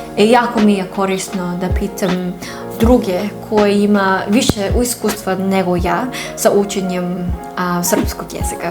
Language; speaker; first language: Serbian; non-native, learner; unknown